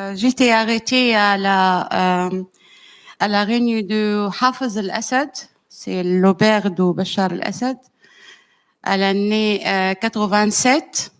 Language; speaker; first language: French; non-native, learner; Arabic